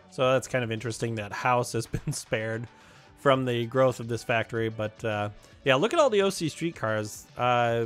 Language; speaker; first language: English; native; English